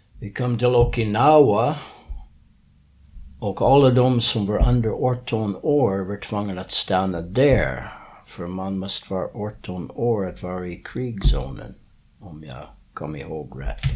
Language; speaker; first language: Swedish; early bilingual, heritage; English